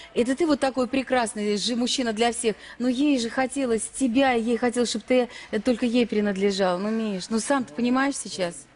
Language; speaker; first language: Russian; native; Russian